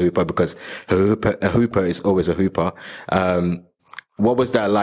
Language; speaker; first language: English; non-native, local second language; Yoruba